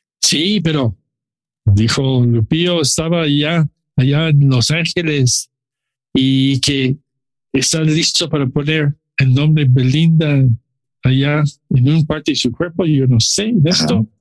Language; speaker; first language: Spanish; non-native, learner; English